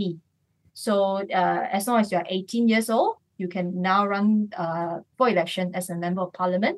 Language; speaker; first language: English; non-native, local second language; Chinese